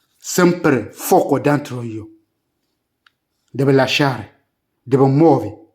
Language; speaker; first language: Italian; non-native, learner; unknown